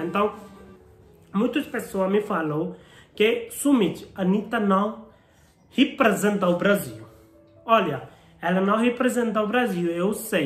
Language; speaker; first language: Portuguese; non-native, learner; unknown